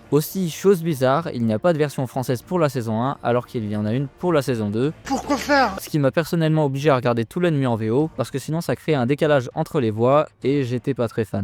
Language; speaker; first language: French; native; French